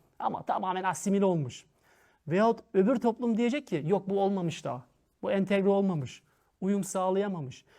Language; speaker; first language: Turkish; early bilingual, heritage; Turkish